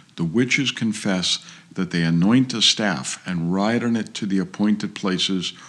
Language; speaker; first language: English; native; English